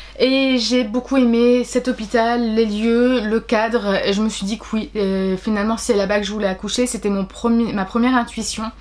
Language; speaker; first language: French; native; French